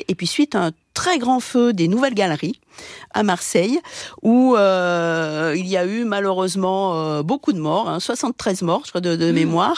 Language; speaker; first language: French; native; French